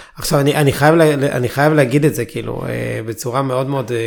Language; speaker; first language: Hebrew; early bilingual, other home language; Amharic